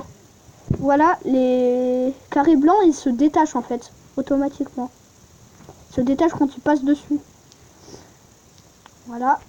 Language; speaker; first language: French; native; French